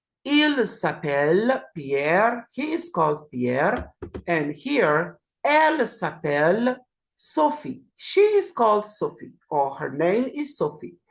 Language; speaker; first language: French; non-native, learner; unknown